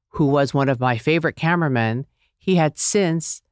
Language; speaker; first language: English; native; English